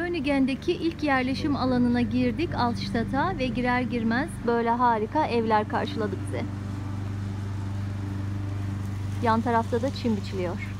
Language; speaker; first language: Turkish; native; Turkish